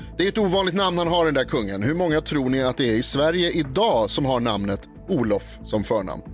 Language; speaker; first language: Swedish; native; Swedish